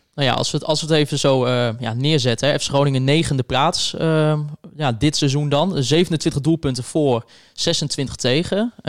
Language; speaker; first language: Dutch; native; Dutch